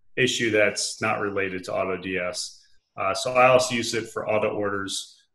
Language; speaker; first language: English; native; English